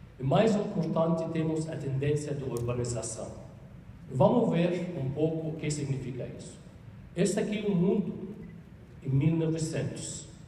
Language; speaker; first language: Portuguese; non-native, fluent; Arabic